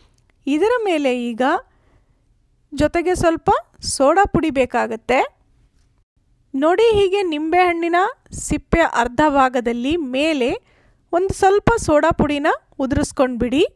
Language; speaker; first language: Kannada; native; Kannada